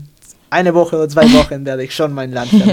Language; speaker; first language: German; non-native, learner; Spanish